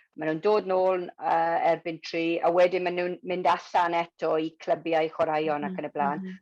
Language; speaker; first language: Welsh; non-native, local second language; English